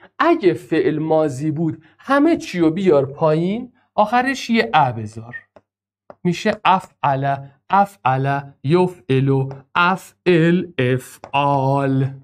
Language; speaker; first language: Persian; non-native, local second language; Azerbaijani